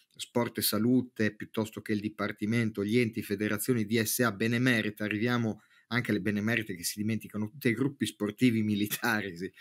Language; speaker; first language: Italian; native; Italian